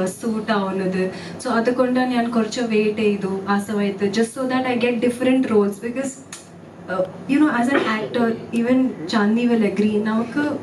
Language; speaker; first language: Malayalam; early bilingual, heritage; Malayalam